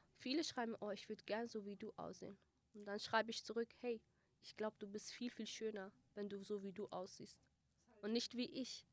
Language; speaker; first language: German; early bilingual, other home language; Kurdish